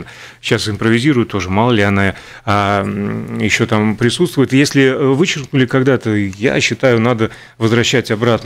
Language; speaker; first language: Russian; native; Russian